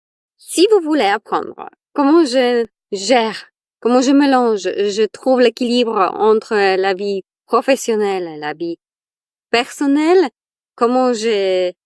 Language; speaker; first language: French; non-native, fluent; Polish